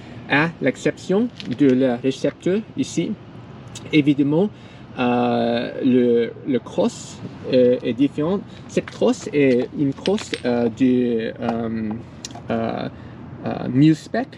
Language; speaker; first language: French; non-native, learner; English